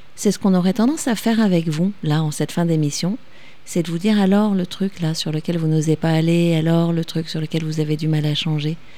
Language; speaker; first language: French; native; French